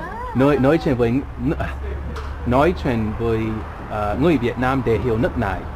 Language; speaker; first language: Vietnamese; non-native, learner; English